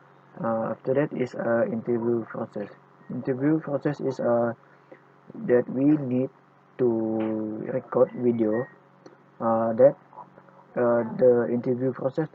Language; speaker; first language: English; non-native, local second language; Malay